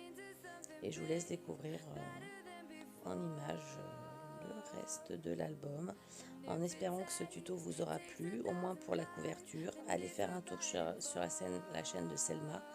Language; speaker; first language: French; native; French